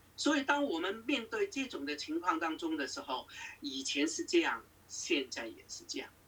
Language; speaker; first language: Chinese; non-native, local second language; Cantonese